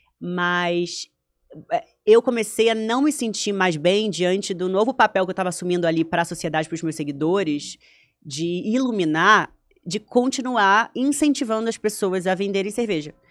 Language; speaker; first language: Portuguese; native; Portuguese